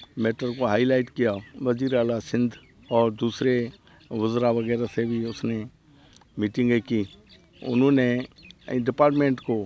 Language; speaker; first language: Urdu; non-native, local second language; Baluchi